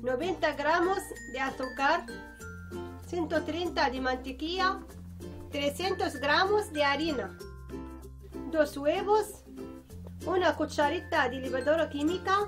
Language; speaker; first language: Spanish; non-native, fluent; Arabic